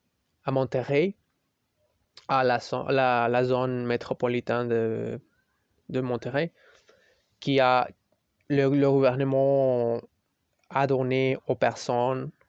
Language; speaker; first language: French; non-native, learner; Spanish